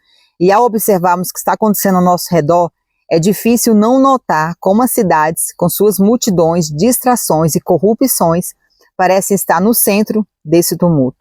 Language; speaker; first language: Portuguese; native; Portuguese